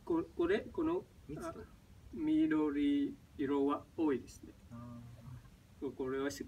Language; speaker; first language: Japanese; non-native, learner; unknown